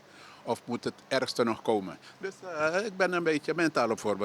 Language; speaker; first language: Dutch; native; Dutch